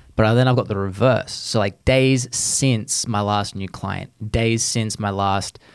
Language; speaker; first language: English; native; English